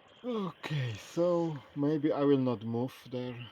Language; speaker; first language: English; non-native, learner; Polish